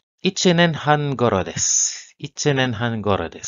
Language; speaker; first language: Japanese; non-native, learner; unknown